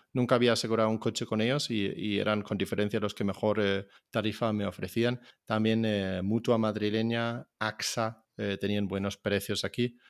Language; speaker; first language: Spanish; non-native, fluent; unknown